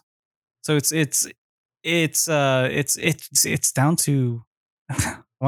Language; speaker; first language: English; non-native, local second language; Filipino